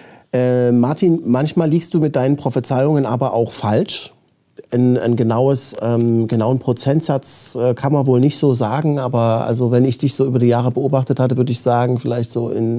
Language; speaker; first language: German; native; German